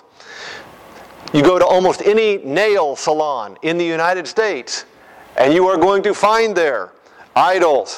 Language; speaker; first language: English; native; English